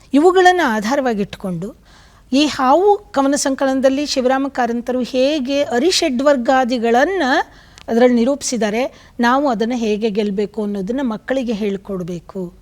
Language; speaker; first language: Kannada; native; Kannada